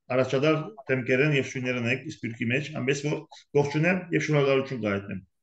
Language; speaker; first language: Armenian; early bilingual, heritage; Armenian